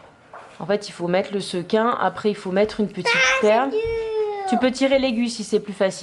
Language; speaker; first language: French; native; French